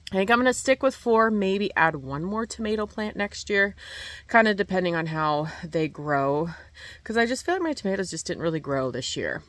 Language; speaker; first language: English; native; English